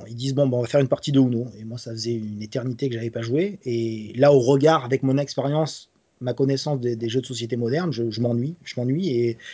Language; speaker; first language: French; native; French